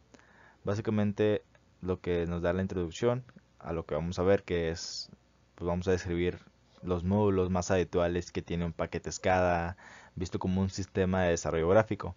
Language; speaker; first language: Spanish; native; Spanish